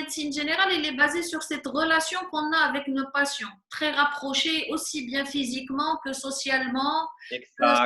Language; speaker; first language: French; non-native, local second language; Arabic